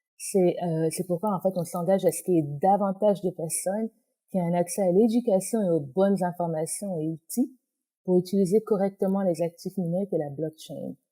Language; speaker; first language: French; native; French